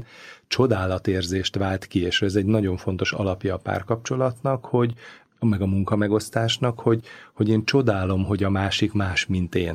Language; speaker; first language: Hungarian; native; Hungarian